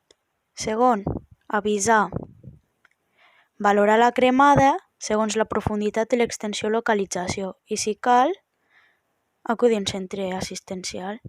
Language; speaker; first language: Catalan; native; Catalan